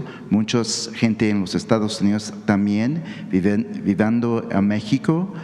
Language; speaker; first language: Spanish; early bilingual, heritage; English